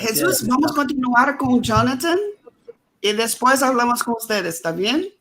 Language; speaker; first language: Spanish; non-native, learner; Portuguese